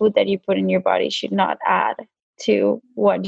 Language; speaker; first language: English; non-native, fluent; Spanish